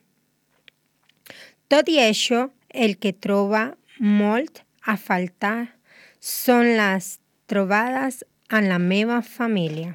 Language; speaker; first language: Catalan; non-native, learner; Spanish